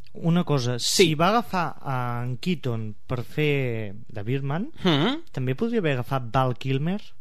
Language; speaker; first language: Catalan; native; Catalan